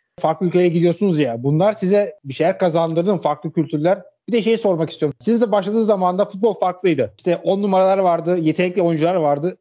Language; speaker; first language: Turkish; native; Turkish